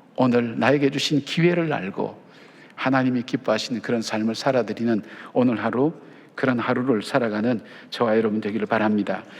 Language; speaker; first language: Korean; native; Korean